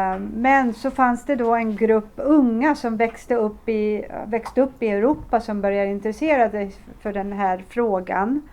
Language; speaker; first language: Swedish; early bilingual, other home language; Assyrian Neo-Aramaic